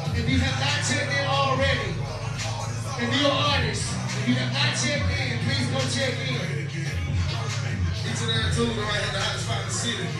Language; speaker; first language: English; native; English